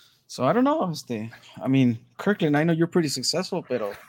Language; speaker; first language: English; early bilingual, other home language; Spanish